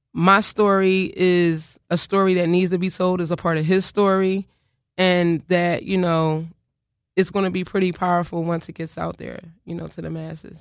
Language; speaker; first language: English; native; English